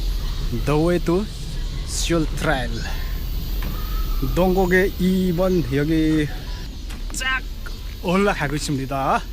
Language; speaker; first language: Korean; non-native, learner; Nepali